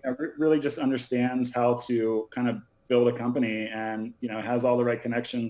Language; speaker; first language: English; native; English